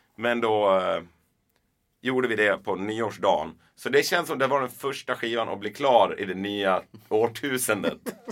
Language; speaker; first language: Swedish; native; Swedish